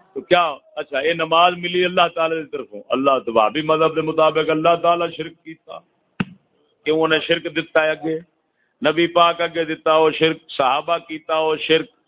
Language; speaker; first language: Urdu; non-native, local second language; Punjabi